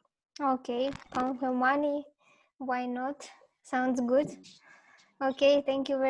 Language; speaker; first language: English; non-native, fluent; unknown